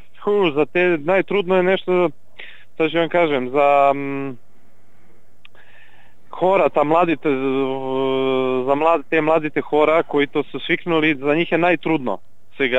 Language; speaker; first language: Bulgarian; non-native, learner; Serbian